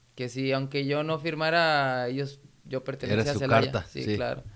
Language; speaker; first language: Spanish; early bilingual, heritage; Spanish